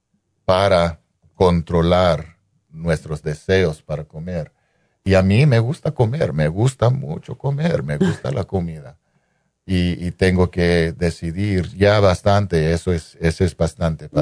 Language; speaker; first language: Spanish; non-native, fluent; English